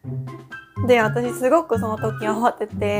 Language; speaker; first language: Japanese; non-native, fluent; Korean